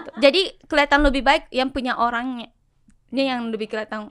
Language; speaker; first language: Indonesian; non-native, fluent; Japanese